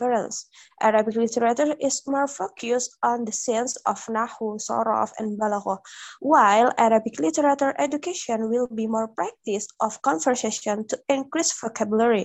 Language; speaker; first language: English; non-native, learner; Indonesian